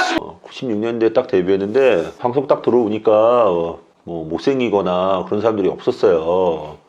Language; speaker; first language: Korean; native; Korean